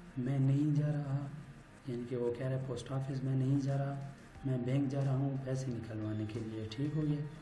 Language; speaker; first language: Urdu; native; Urdu